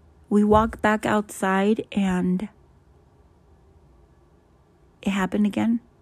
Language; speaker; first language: English; early bilingual, other home language; Spanish